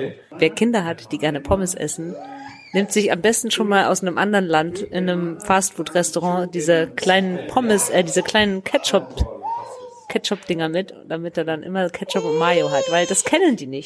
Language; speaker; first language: German; native; German